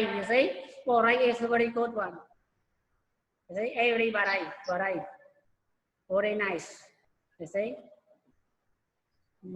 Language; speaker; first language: English; non-native, learner; Khmer